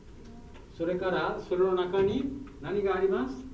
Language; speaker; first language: Japanese; non-native, learner; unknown